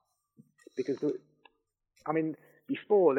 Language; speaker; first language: English; native; English